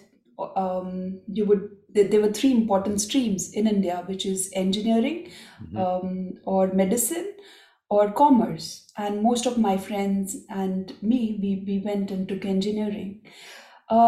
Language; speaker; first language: English; non-native, local second language; Marathi